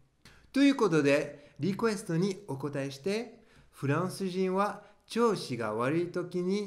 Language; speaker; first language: Japanese; non-native, fluent; French